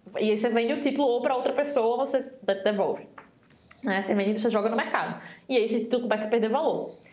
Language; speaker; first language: Portuguese; native; Portuguese